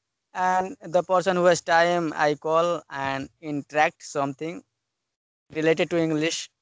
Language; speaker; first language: English; non-native, learner; Hindi